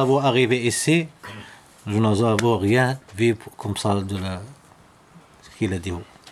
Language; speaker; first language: French; non-native, local second language; Arabic